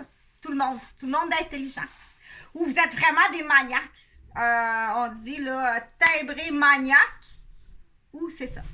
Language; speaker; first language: French; native; French